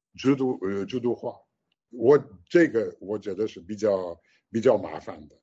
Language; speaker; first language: Chinese; non-native, fluent; French